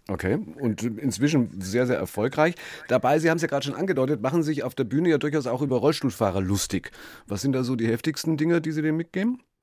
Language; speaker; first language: German; native; German